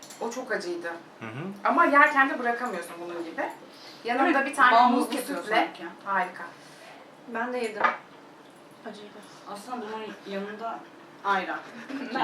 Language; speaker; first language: Turkish; native; Turkish